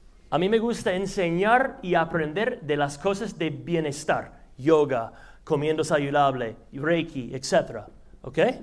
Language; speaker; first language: Spanish; non-native, fluent; English